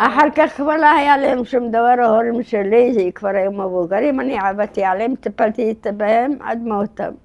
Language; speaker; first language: Hebrew; early bilingual, other home language; Arabic